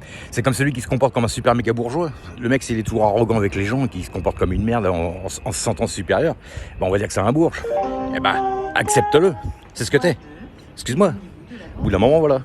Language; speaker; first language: French; native; French